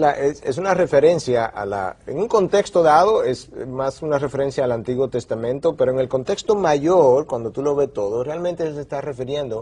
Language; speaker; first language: Spanish; native; Spanish